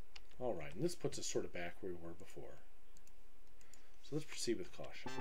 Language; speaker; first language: English; native; English